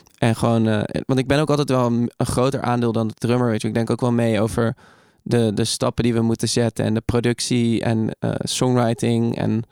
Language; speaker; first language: Dutch; native; Dutch